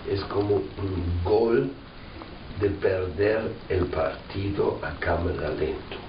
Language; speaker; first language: Spanish; non-native, fluent; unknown